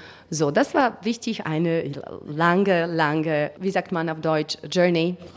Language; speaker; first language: German; non-native, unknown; Macedonian